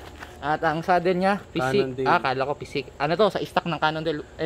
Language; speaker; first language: Filipino; native; Filipino